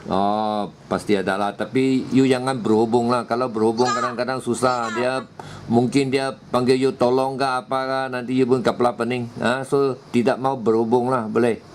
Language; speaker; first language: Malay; non-native, local second language; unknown